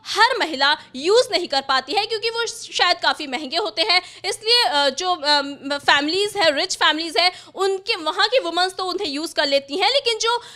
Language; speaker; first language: Hindi; native; Hindi